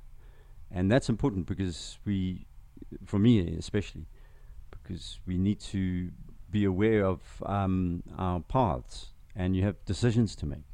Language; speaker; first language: English; non-native, local second language; Zulu